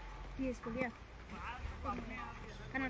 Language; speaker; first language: Hindi; non-native, learner; Rohingya